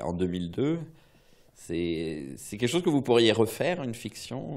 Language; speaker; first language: French; native; French